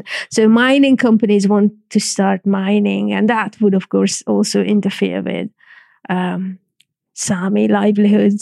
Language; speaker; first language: English; non-native, fluent; Hungarian